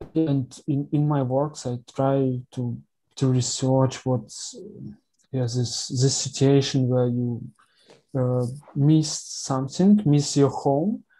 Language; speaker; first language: English; non-native, learner; Ukrainian